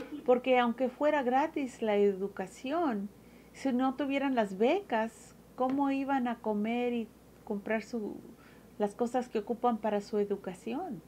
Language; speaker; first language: Spanish; early bilingual, heritage; Spanish